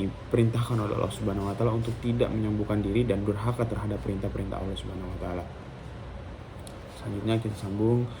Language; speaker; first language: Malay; non-native, local second language; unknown